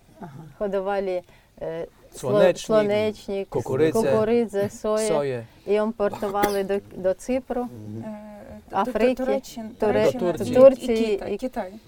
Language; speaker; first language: Polish; non-native, fluent; Ukrainian